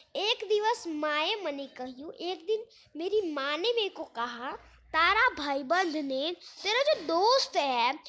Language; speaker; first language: Hindi; non-native, local second language; Gujarati